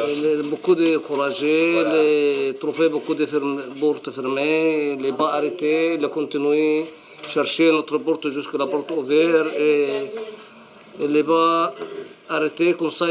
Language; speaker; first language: French; non-native, learner; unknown